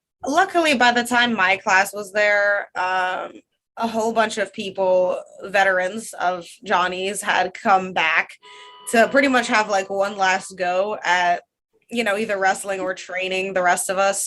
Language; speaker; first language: English; non-native, fluent; Russian